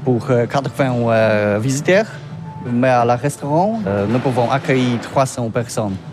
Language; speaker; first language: French; non-native, learner; Polish